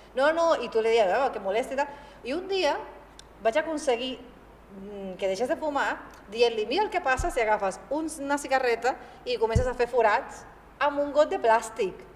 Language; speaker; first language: Catalan; non-native, fluent; Spanish